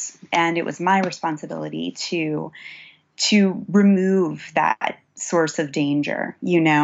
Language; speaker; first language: English; native; English